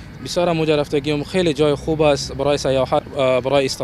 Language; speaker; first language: Persian; non-native, learner; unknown